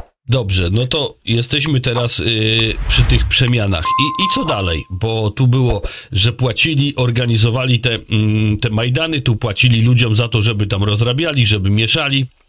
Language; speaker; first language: Polish; native; Polish